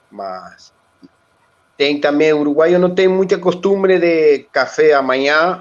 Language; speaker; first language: Portuguese; non-native, learner; Spanish